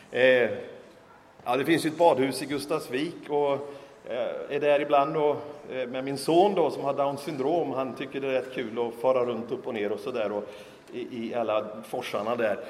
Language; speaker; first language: Swedish; native; Swedish